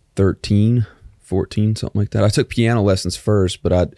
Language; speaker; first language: English; native; English